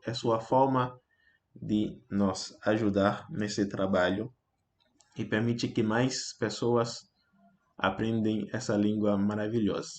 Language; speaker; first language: Portuguese; non-native, fluent; French